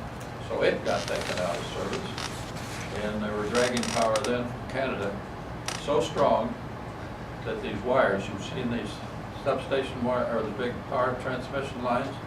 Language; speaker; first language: English; native; English